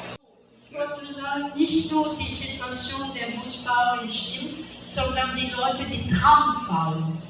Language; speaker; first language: German; non-native, fluent; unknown